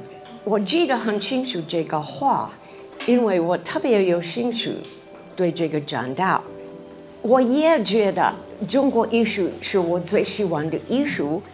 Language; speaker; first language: Chinese; non-native, learner; English